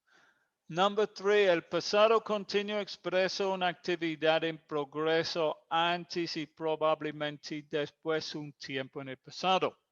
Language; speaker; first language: Spanish; non-native, fluent; English